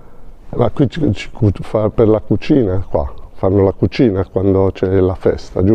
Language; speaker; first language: Italian; non-native, learner; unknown